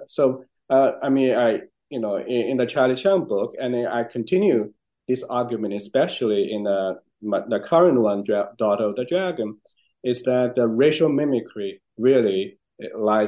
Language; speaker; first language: English; non-native, fluent; Chinese